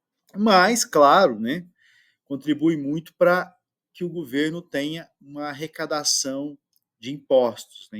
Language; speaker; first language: Portuguese; native; Portuguese